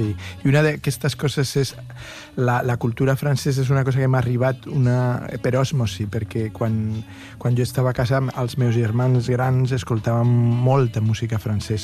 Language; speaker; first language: Catalan; non-native, local second language; Spanish